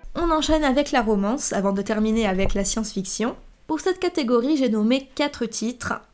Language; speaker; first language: French; native; French